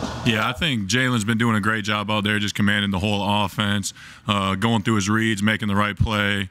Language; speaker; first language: English; native; English